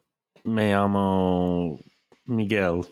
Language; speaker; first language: Spanish; non-native, learner; English